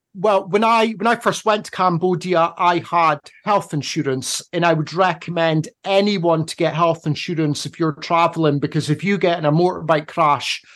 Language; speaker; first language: English; native; English